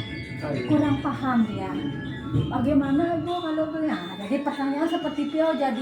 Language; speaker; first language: Indonesian; non-native, local second language; Balinese